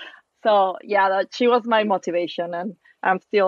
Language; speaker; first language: English; non-native, fluent; Spanish